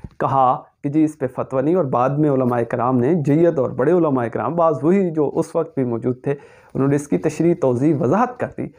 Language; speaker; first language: Urdu; native; Urdu